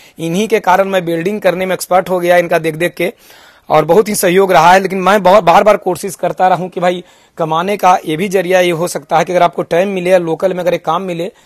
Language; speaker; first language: Hindi; native; Hindi